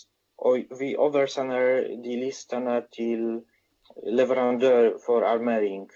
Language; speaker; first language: Norwegian; non-native, fluent; Polish